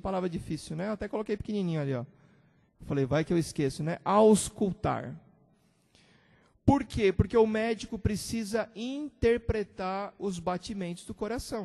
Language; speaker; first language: Portuguese; native; Portuguese